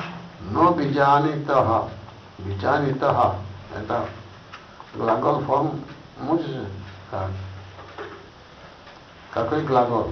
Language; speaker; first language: Russian; non-native, learner; Bangla